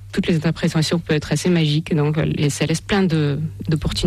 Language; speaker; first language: French; non-native, fluent; Russian